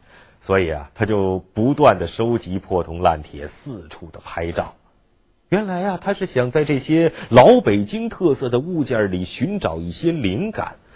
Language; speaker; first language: Chinese; native; Chinese